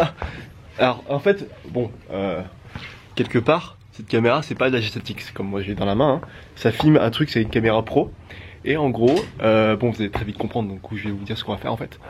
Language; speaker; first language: French; native; French